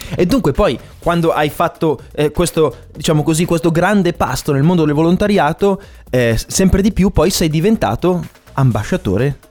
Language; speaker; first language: Italian; native; Italian